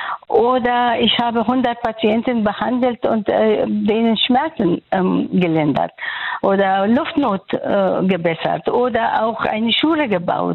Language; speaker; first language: German; non-native, fluent; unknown